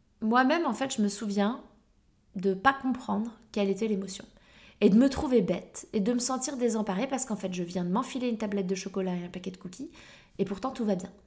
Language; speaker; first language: French; native; French